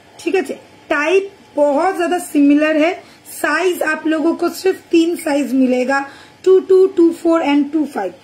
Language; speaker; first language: Hindi; non-native, local second language; Bangla